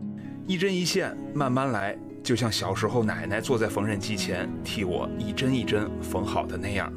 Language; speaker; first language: Chinese; native; Chinese